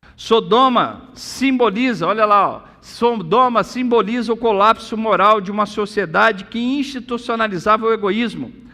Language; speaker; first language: Portuguese; native; Portuguese